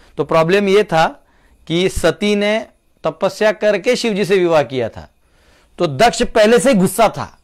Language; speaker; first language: Hindi; non-native, local second language; Marathi